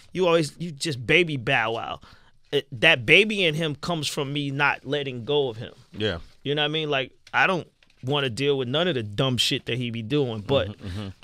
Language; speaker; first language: English; native; English